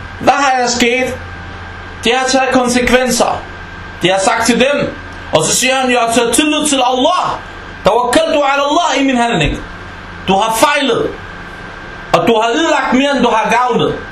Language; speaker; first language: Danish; non-native, fluent; Arabic